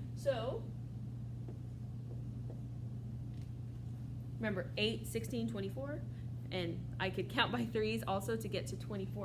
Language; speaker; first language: English; native; English